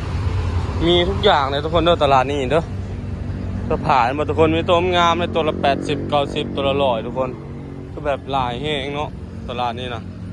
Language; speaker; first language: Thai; non-native, local second language; Northeastern Thai